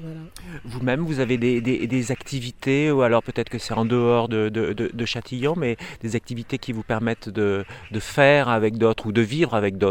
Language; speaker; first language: French; native; French